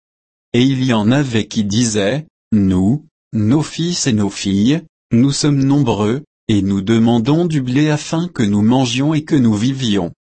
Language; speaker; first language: French; native; French